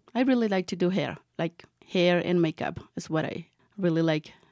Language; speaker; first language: English; non-native, learner; Spanish